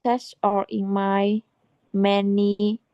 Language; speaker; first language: English; non-native, learner; Vietnamese